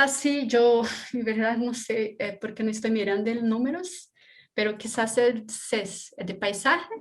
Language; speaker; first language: Spanish; non-native, learner; Portuguese